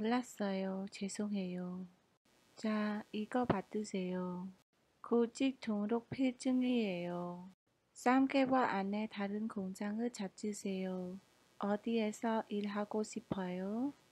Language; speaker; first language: Korean; non-native, fluent; Khmer